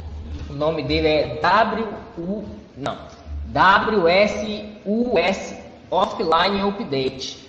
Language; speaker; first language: Portuguese; native; Portuguese